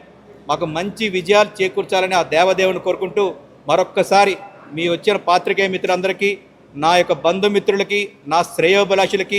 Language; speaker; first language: Telugu; native; Telugu